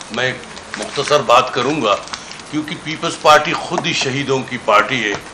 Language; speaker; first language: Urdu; non-native, local second language; Baluchi